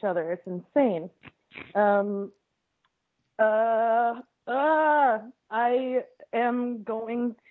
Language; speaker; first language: English; native; English